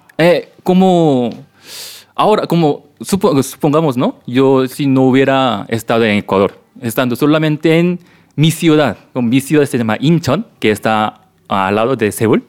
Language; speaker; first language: Spanish; non-native, learner; Korean